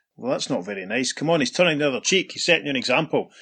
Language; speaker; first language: English; native; English